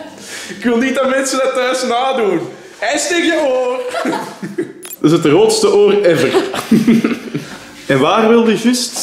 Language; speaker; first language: Dutch; native; Dutch